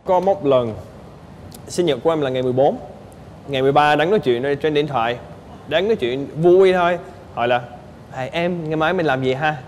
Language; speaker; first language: Vietnamese; non-native, fluent; English